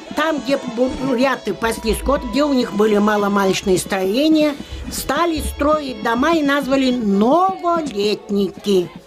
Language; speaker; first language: Russian; non-native, local second language; Chuvash